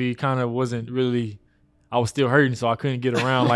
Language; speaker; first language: English; native; English